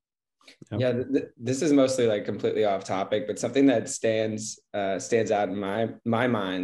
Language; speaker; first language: English; native; English